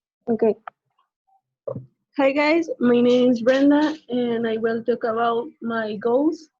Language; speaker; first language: English; non-native, learner; Spanish